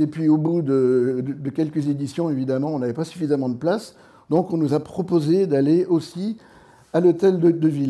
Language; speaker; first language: French; native; French